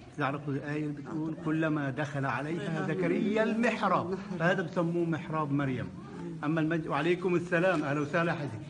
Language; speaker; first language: Arabic; native; Arabic